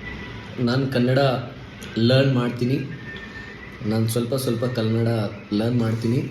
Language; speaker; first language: Kannada; non-native, learner; Hindi